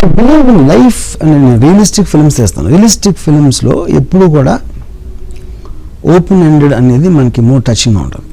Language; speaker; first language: Telugu; native; Telugu